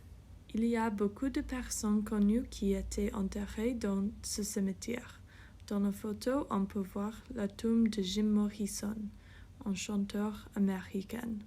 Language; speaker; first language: French; non-native, fluent; English